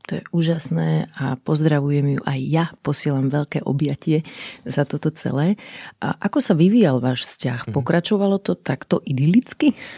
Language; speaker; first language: Slovak; native; Slovak